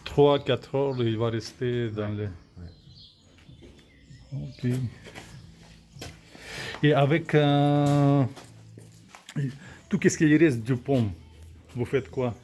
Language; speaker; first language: French; non-native, learner; Russian